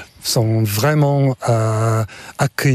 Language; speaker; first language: French; non-native, fluent; English